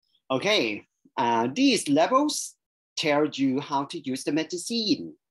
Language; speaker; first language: English; non-native, fluent; Thai